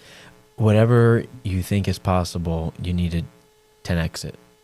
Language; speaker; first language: English; native; English